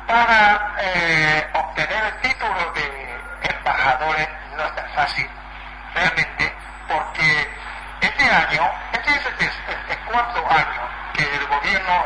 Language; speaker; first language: Spanish; non-native, fluent; Chinese